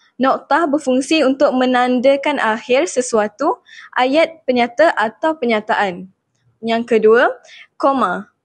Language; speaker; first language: Malay; native; Malay